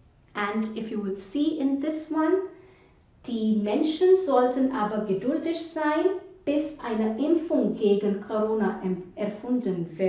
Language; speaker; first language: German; non-native, fluent; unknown